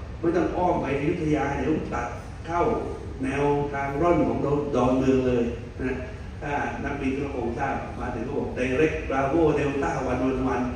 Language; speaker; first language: Thai; native; Thai